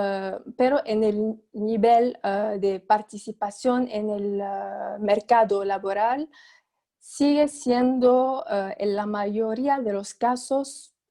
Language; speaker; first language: Spanish; non-native, fluent; Arabic